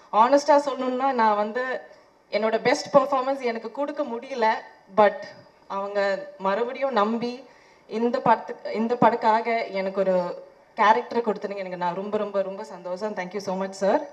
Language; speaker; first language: Tamil; non-native, fluent; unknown